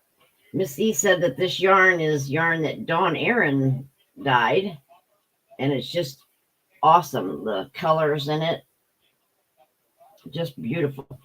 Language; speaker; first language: English; native; English